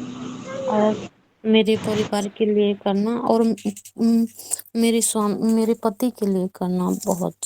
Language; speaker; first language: Hindi; non-native, local second language; Odia